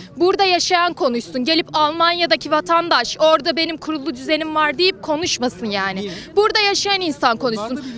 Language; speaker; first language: Turkish; native; Turkish